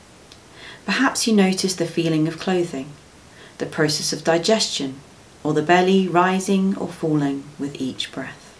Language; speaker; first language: English; native; English